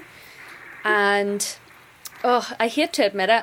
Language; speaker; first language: English; native; English